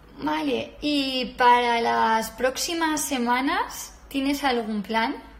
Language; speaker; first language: Spanish; native; Spanish